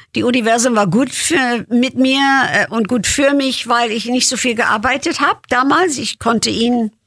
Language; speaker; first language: German; non-native, fluent; English